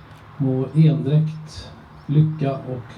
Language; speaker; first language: Swedish; native; Swedish